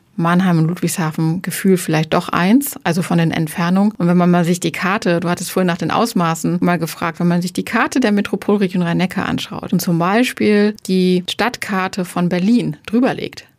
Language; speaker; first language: German; native; German